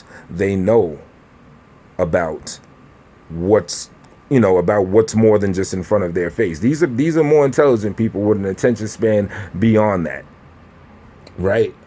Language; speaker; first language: English; native; English